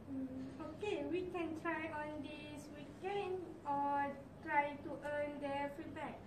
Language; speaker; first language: English; non-native, local second language; Malay